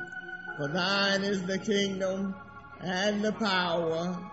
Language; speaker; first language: English; native; English